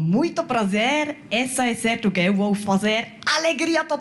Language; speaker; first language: Portuguese; non-native, learner; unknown